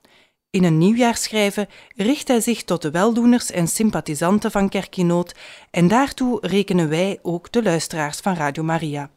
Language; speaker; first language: Dutch; native; Dutch